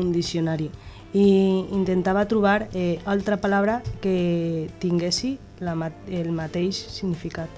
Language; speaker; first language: Catalan; non-native, local second language; Spanish